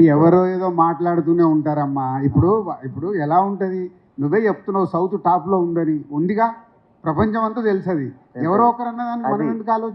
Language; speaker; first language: Telugu; native; Telugu